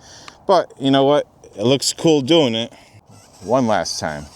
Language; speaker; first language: English; native; English